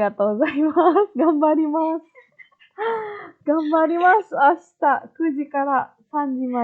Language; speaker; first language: Japanese; non-native, fluent; Indonesian